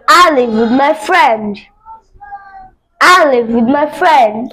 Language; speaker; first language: English; non-native, learner; Bangla